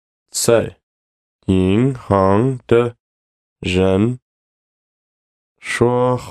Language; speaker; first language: Chinese; non-native, learner; English